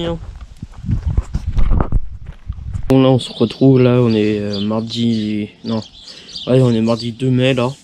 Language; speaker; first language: French; native; French